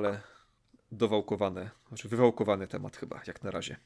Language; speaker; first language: Polish; native; Polish